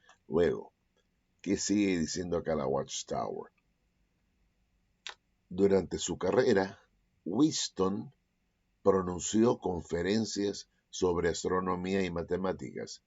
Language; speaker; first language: Spanish; native; Spanish